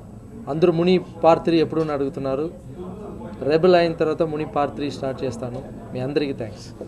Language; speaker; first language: Telugu; non-native, fluent; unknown